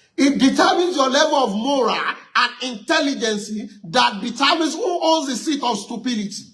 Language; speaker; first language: English; non-native, local second language; Yoruba